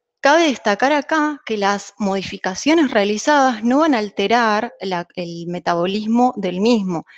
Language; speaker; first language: Spanish; native; Spanish